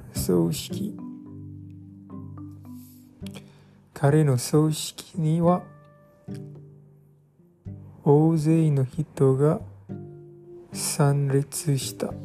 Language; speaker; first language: Japanese; non-native, learner; English